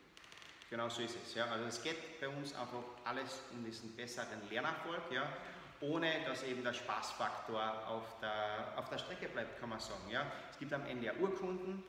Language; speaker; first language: German; native; German